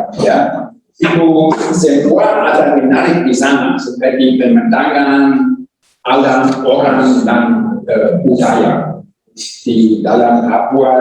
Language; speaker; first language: Indonesian; non-native, learner; German